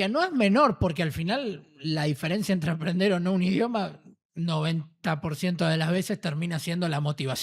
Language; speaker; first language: Spanish; native; Spanish